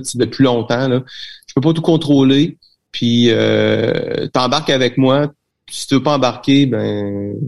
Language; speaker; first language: French; native; French